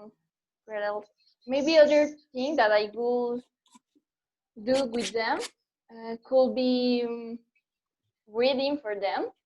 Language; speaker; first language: English; non-native, learner; Spanish